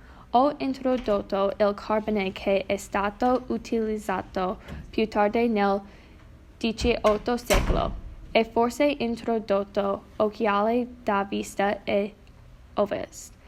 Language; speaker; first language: Italian; non-native, learner; English